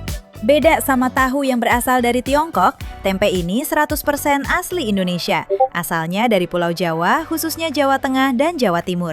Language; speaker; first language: Indonesian; native; Indonesian